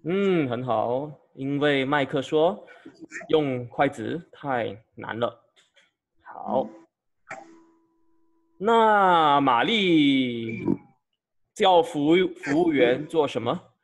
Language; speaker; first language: Chinese; non-native, fluent; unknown